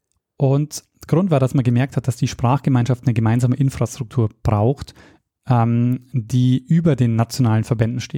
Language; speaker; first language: German; native; German